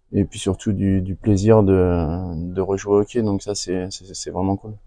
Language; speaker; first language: French; native; French